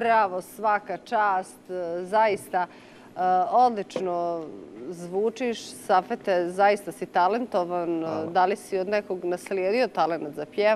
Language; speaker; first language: Bosnian; native; Bosnian